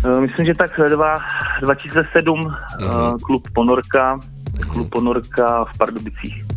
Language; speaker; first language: Czech; native; Czech